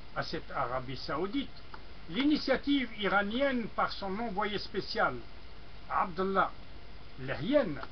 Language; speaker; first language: French; non-native, local second language; Arabic